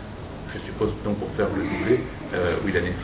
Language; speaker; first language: French; native; French